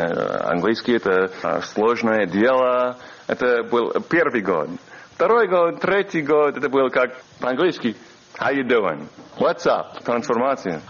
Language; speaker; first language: Russian; non-native, learner; English